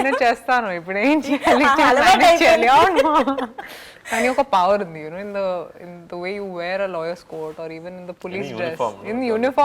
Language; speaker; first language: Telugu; non-native, learner; Hindi